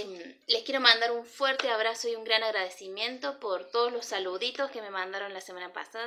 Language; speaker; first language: Spanish; native; Spanish